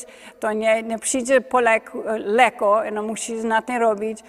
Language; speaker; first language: Polish; early bilingual, heritage; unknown